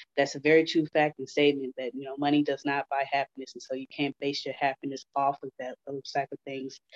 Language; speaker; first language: English; native; English